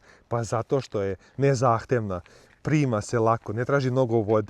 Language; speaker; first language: Croatian; native; Croatian